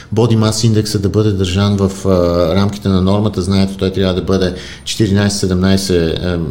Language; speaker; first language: Bulgarian; native; Bulgarian